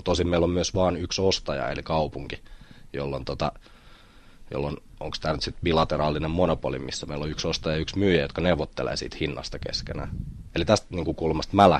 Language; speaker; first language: Finnish; native; Finnish